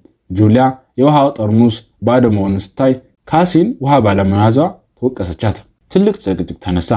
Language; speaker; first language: Amharic; native; Amharic